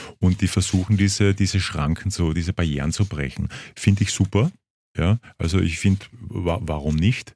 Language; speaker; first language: German; native; German